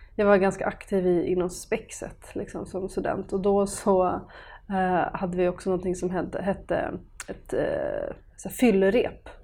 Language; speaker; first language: Swedish; early bilingual, other home language; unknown